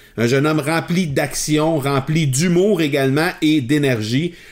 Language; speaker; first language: French; native; French